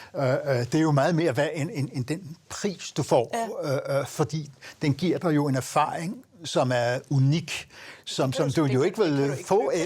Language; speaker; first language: Danish; native; Danish